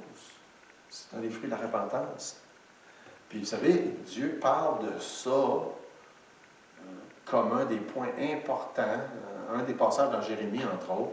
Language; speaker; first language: French; native; French